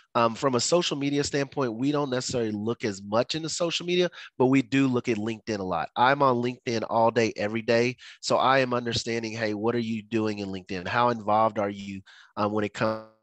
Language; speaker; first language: English; native; English